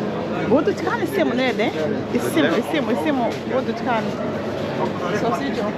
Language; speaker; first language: Turkish; non-native, learner; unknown